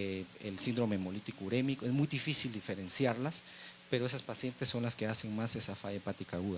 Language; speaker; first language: Spanish; native; Spanish